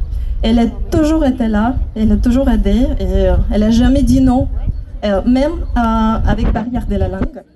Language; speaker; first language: French; non-native, fluent; Ukrainian